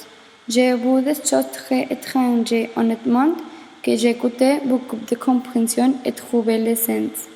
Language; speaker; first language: French; non-native, learner; Spanish